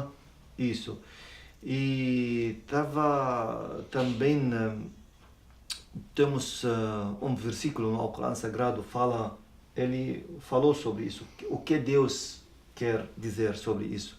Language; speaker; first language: Portuguese; non-native, learner; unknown